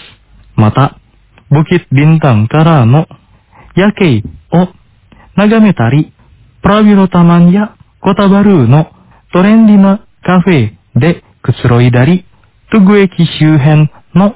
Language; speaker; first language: Japanese; non-native, fluent; Indonesian